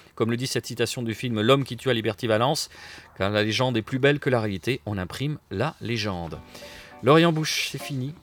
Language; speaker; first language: French; native; French